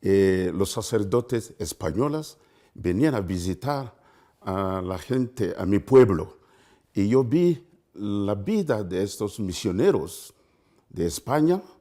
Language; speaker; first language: Spanish; non-native, fluent; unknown